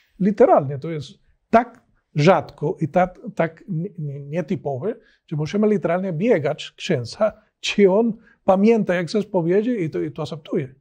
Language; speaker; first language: Polish; non-native, learner; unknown